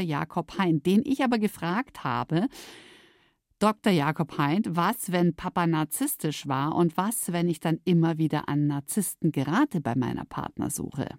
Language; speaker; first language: German; native; German